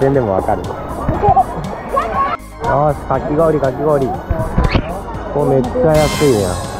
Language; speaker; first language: Japanese; native; Japanese